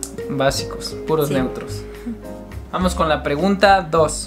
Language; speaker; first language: Spanish; native; Spanish